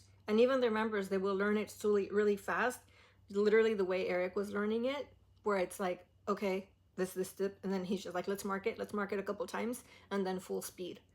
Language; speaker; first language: English; early bilingual, other home language; Spanish